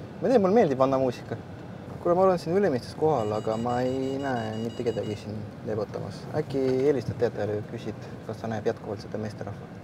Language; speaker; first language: Estonian; non-native, local second language; Russian